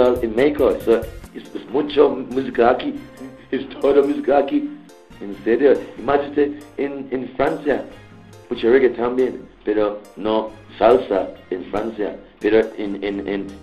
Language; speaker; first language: Spanish; non-native, learner; English